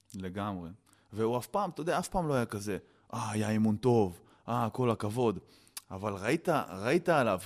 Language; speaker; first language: Hebrew; early bilingual, other home language; Russian